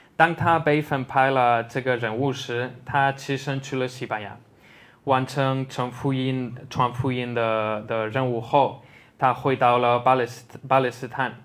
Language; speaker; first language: Chinese; non-native, fluent; Spanish